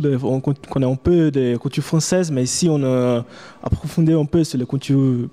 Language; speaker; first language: French; non-native, fluent; Portuguese